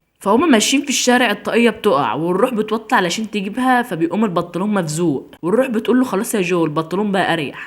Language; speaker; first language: Arabic; native; Arabic